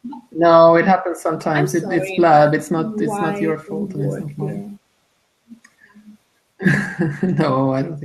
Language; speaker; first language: English; non-native, fluent; Italian